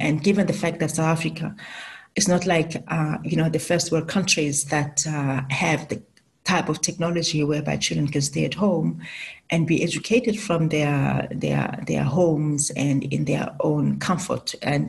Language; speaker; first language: English; non-native, local second language; Southern Sotho